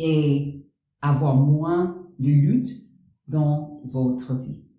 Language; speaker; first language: French; non-native, learner; English